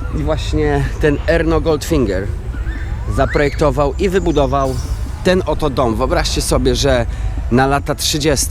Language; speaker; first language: Polish; native; Polish